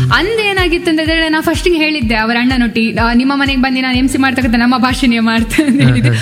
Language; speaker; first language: Kannada; non-native, local second language; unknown